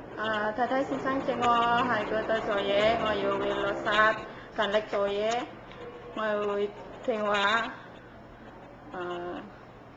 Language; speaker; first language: Cantonese; non-native, learner; Indonesian